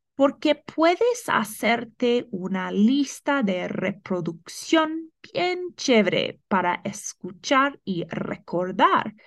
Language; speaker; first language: Spanish; non-native, fluent; English